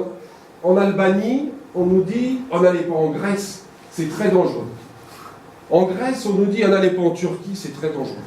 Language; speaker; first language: French; native; French